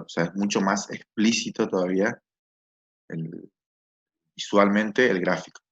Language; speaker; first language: Spanish; native; Spanish